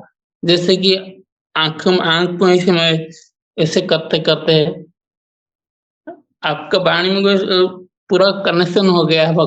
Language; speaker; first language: Hindi; non-native, local second language; Gujarati